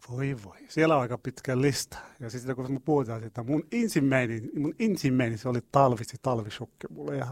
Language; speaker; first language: Finnish; non-native, learner; Arabic